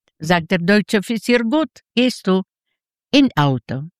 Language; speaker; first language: German; non-native, learner; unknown